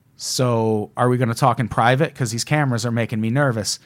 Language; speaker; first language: English; native; English